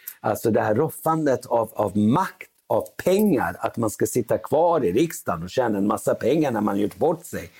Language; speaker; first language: Swedish; early bilingual, other home language; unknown